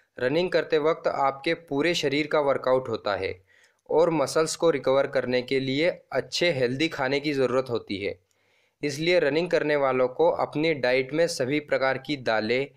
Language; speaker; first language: Hindi; non-native, local second language; Marathi